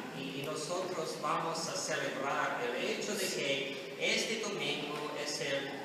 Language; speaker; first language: Spanish; non-native, learner; English